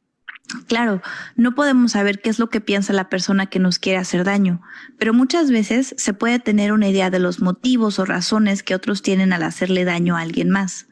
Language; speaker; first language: Spanish; native; Spanish